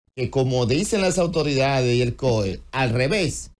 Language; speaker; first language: Spanish; native; Spanish